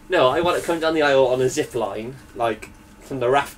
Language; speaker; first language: English; native; English